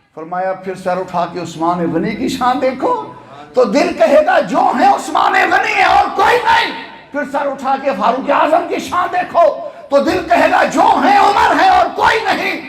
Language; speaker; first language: Urdu; non-native, local second language; Punjabi